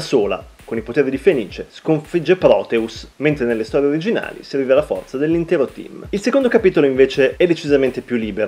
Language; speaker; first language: Italian; native; Italian